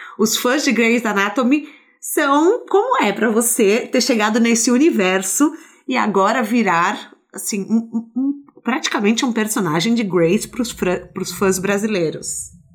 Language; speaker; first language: Portuguese; native; Portuguese